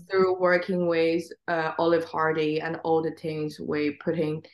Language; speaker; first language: English; non-native, fluent; Chinese